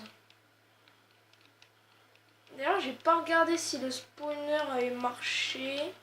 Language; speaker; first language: French; native; French